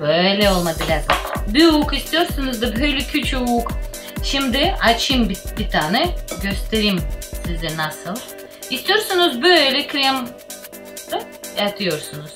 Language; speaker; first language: Turkish; non-native, learner; Russian